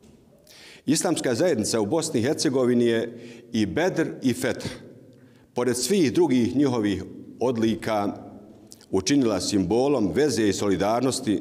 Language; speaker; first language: Bosnian; native; Bosnian